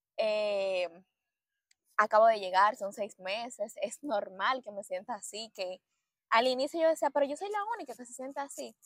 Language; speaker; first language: Spanish; native; Spanish